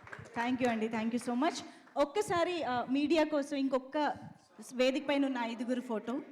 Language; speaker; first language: Telugu; native; Telugu